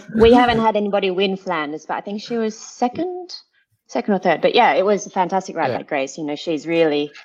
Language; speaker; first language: English; native; English